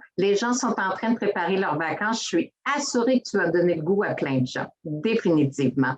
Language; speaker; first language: French; native; French